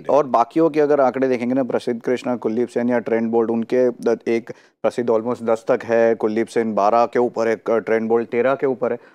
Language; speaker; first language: Hindi; non-native, local second language; Gujarati